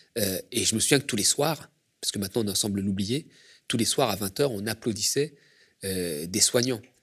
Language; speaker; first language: French; native; French